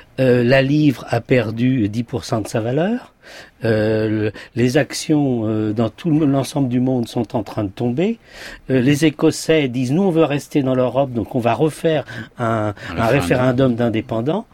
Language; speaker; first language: French; native; French